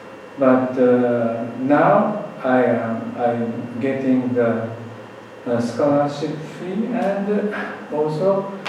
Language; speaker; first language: English; non-native, learner; Japanese